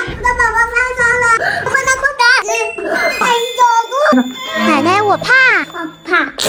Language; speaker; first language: Chinese; native; Chinese